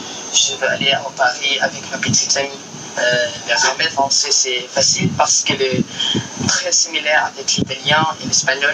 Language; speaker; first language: French; non-native, learner; Filipino